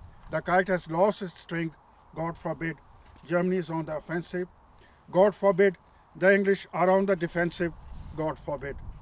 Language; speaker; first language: English; non-native, local second language; Punjabi